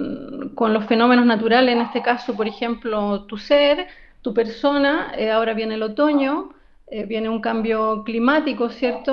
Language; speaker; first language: Spanish; native; Spanish